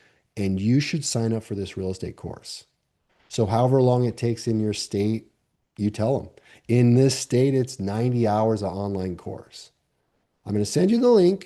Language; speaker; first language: English; native; English